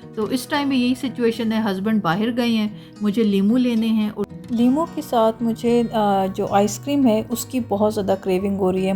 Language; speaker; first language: Urdu; native; Urdu